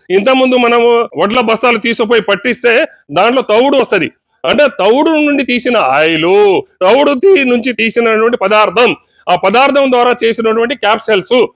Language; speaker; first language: Telugu; native; Telugu